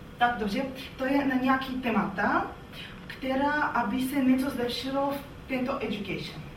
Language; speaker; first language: Czech; non-native, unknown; Bulgarian